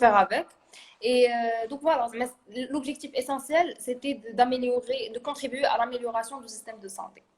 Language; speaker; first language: French; non-native, local second language; Arabic